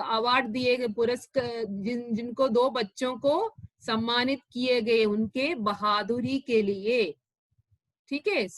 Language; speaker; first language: Hindi; non-native, local second language; Malayalam